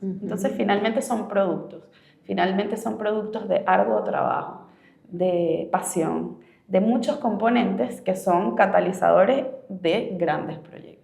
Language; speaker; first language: Spanish; native; Spanish